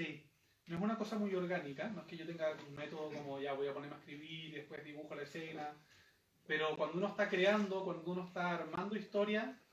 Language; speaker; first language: Spanish; native; Spanish